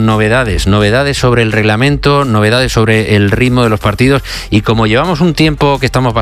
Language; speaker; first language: Spanish; native; Spanish